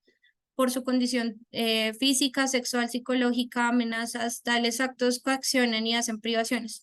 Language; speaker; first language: Spanish; native; Spanish